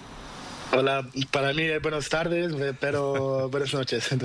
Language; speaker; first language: Spanish; non-native, learner; Portuguese